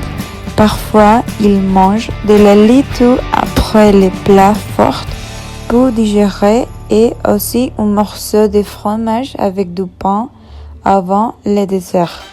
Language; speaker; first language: French; non-native, learner; Spanish